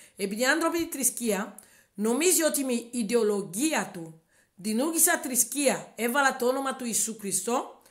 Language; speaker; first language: Greek; non-native, learner; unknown